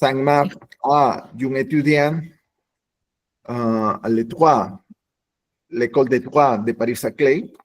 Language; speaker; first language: French; non-native, learner; Spanish